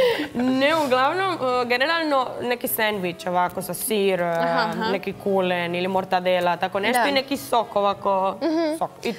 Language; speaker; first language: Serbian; non-native, learner; Spanish